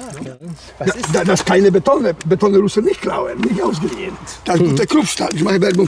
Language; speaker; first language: German; non-native, learner; Polish